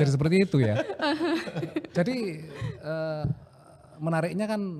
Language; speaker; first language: Indonesian; native; Indonesian